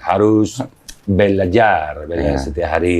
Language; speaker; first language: Indonesian; non-native, learner; Spanish